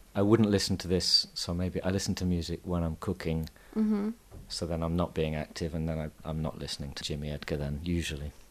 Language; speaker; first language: English; native; English